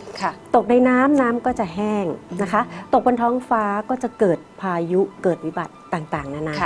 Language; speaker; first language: Thai; native; Thai